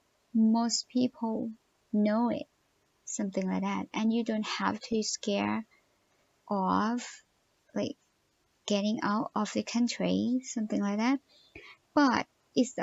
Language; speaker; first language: English; non-native, learner; Thai